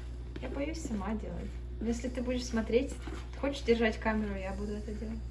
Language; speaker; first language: Russian; early bilingual, other home language; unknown